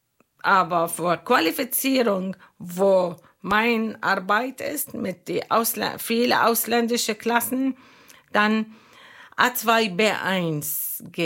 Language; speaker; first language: German; non-native, fluent; Arabic